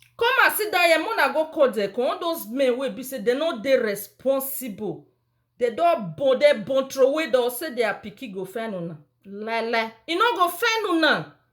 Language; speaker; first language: Nigerian Pidgin; non-native, local second language; Bini